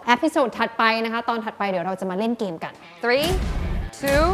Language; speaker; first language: Thai; native; Thai